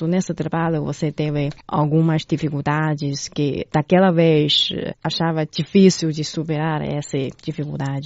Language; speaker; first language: Portuguese; non-native, fluent; Chinese